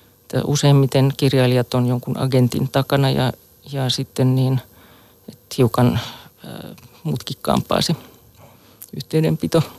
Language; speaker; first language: Finnish; native; Finnish